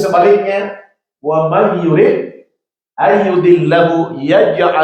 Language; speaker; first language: Indonesian; native; Indonesian